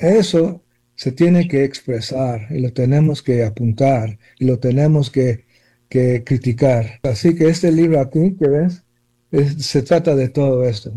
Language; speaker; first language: Spanish; early bilingual, heritage; Spanish